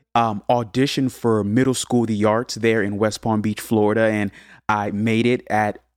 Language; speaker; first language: English; early bilingual, other home language; Haitian Creole